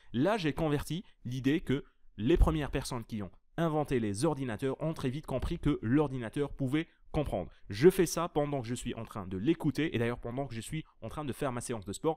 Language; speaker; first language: French; native; French